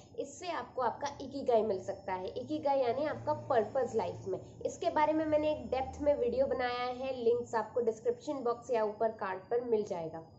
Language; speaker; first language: Hindi; native; Hindi